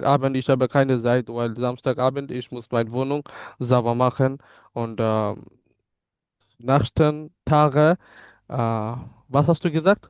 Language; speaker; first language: German; non-native, learner; Bangla